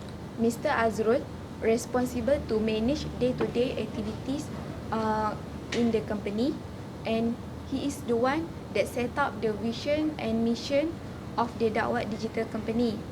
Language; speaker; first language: English; non-native, learner; Malay